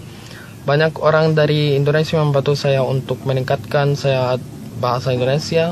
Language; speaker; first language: Indonesian; non-native, learner; Filipino